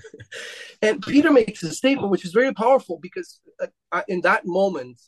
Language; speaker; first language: English; non-native, fluent; Romanian